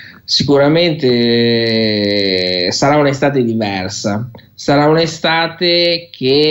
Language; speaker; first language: Italian; native; Italian